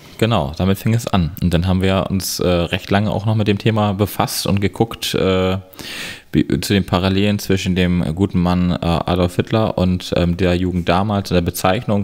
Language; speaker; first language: German; native; German